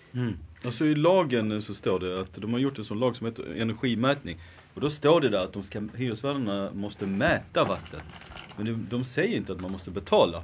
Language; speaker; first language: Swedish; non-native, fluent; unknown